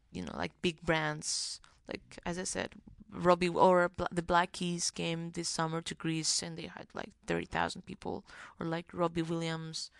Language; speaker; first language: English; non-native, fluent; Greek